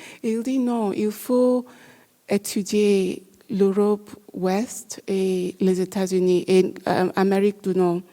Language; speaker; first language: French; non-native, learner; English